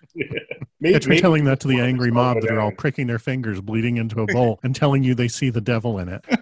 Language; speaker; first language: English; native; English